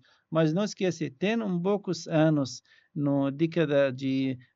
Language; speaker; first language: Portuguese; non-native, learner; Arabic